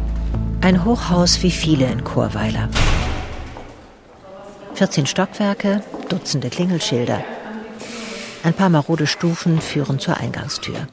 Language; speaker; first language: German; native; German